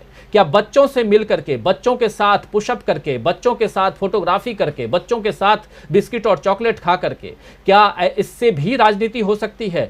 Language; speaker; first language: Hindi; native; Hindi